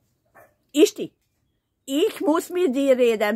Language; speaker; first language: German; non-native, learner; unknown